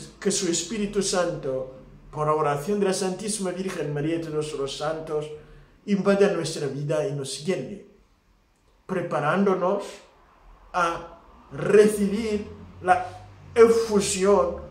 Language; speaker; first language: Spanish; non-native, fluent; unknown